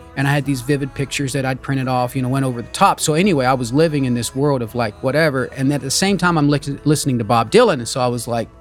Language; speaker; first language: English; early bilingual, other home language; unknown